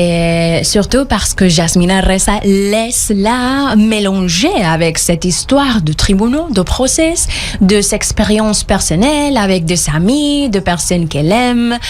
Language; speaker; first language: French; non-native, fluent; Spanish